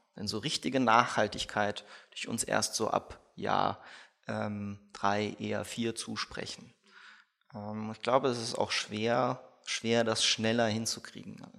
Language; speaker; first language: German; early bilingual, other home language; Russian